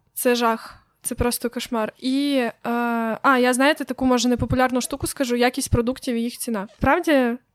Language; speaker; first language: Ukrainian; native; Ukrainian